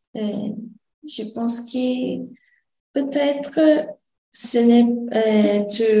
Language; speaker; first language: French; non-native, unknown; Portuguese